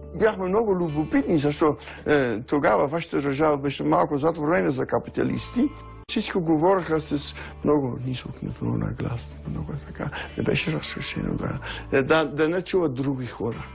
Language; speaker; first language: Bulgarian; non-native, fluent; Dutch